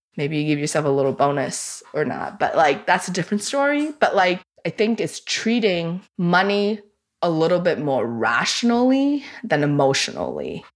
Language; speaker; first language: English; early bilingual, other home language; Chinese